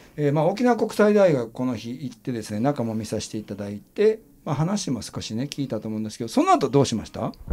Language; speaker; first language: Japanese; native; Japanese